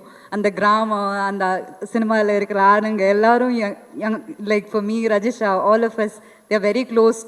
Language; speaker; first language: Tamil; non-native, fluent; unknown